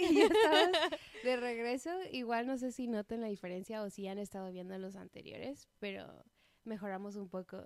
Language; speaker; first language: Spanish; native; Spanish